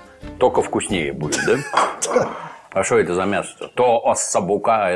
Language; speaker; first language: Russian; native; Russian